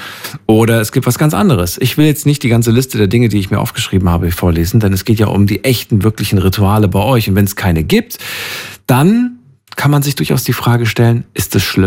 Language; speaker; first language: German; native; German